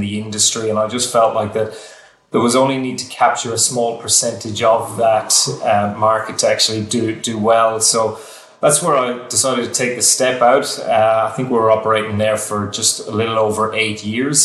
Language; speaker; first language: English; native; English